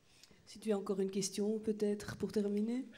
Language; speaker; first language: French; native; French